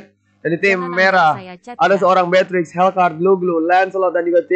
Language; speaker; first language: Indonesian; native; Indonesian